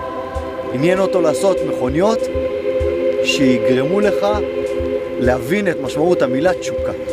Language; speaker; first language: Hebrew; native; Hebrew